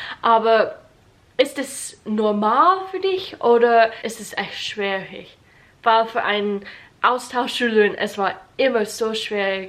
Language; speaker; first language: German; non-native, learner; English